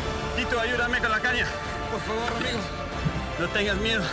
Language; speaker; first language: Spanish; non-native, learner; French